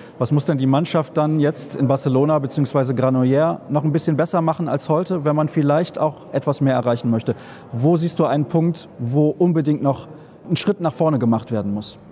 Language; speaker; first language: German; native; German